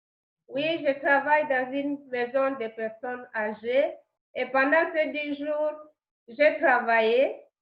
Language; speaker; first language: French; non-native, learner; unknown